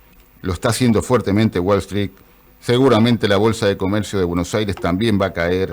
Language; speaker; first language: Spanish; native; Spanish